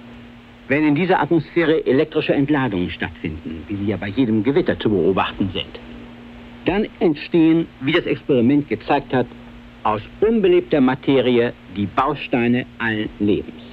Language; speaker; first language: German; native; German